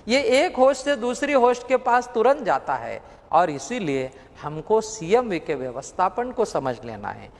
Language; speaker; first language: Hindi; non-native, local second language; Marathi